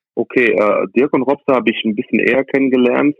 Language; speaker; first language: German; early bilingual, other home language; English